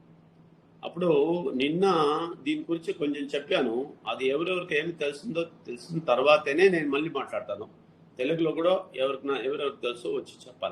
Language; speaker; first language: Telugu; non-native, learner; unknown